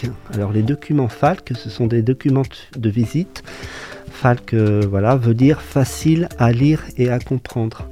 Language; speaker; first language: French; native; French